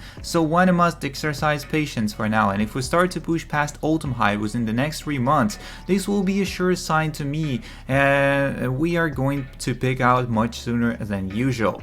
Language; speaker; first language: English; non-native, fluent; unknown